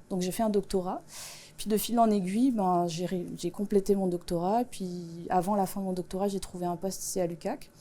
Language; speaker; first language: French; non-native, local second language; Swiss German